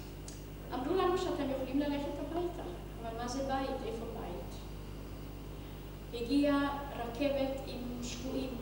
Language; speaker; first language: Hebrew; non-native, fluent; Hungarian